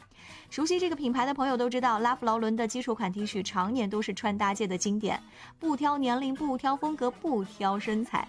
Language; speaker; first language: Chinese; native; Chinese